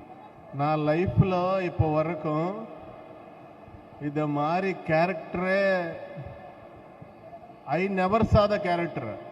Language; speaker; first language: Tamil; non-native, learner; Telugu